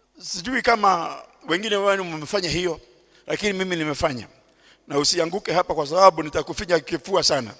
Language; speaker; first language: Swahili; non-native, local second language; Kikuyu